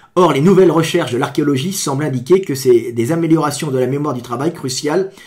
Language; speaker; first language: French; native; French